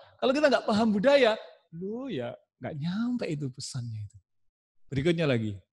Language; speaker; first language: Indonesian; non-native, local second language; Javanese